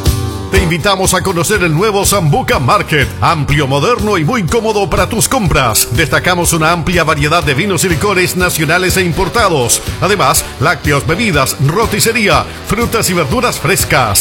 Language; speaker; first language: Spanish; native; Spanish